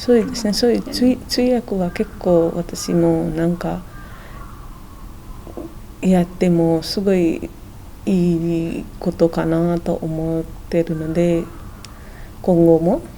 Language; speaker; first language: Japanese; non-native, fluent; Nepali